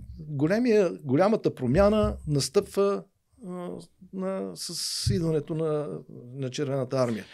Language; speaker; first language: Bulgarian; native; Bulgarian